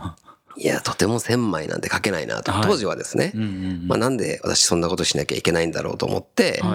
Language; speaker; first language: Japanese; native; Japanese